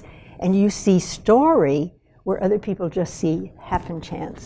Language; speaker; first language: English; native; English